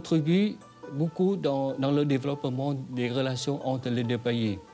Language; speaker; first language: French; non-native, fluent; Vietnamese